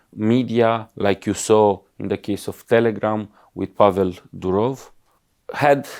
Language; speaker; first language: English; non-native, fluent; Romanian